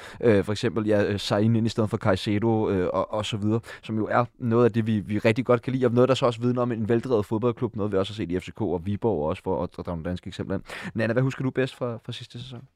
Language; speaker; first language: Danish; native; Danish